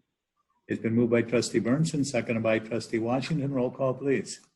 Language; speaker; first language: English; native; English